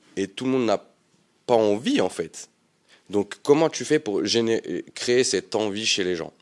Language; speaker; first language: French; native; French